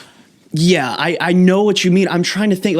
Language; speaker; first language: English; native; English